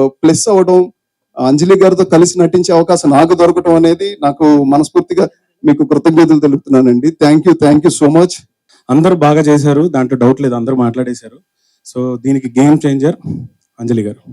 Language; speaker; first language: Telugu; native; Telugu